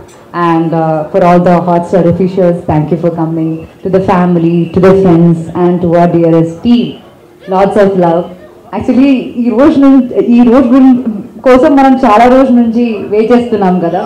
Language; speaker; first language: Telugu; non-native, fluent; Malayalam